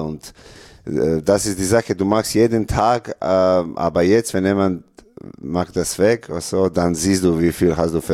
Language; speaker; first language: German; non-native, learner; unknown